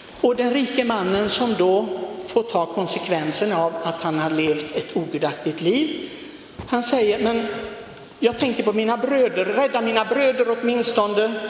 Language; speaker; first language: Swedish; non-native, fluent; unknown